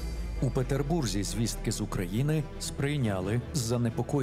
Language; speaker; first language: Ukrainian; native; Ukrainian